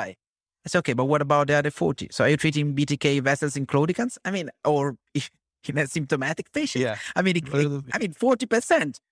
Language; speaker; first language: English; non-native, fluent; Italian